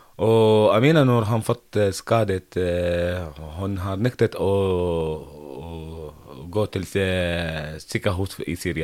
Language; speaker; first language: Norwegian; non-native, learner; Arabic